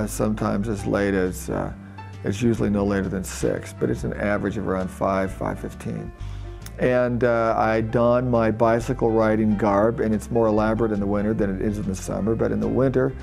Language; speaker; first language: English; native; English